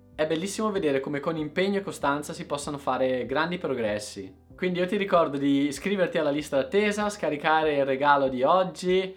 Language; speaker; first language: Italian; native; Italian